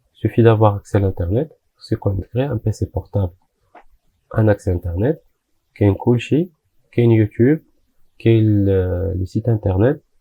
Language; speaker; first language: French; non-native, local second language; Arabic